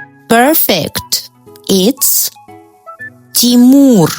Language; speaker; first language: English; non-native, fluent; Russian